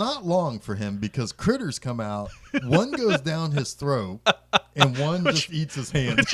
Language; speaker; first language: English; native; English